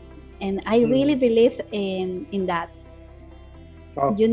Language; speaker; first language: English; non-native, learner; Spanish